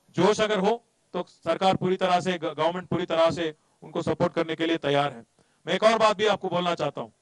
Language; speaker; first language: Hindi; non-native, local second language; Telugu